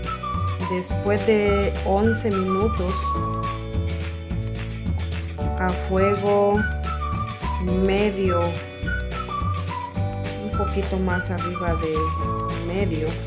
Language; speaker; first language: Spanish; native; Spanish